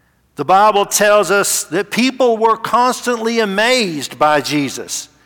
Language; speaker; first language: English; native; English